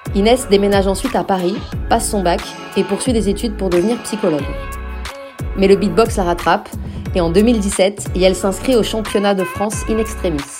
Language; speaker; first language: French; native; French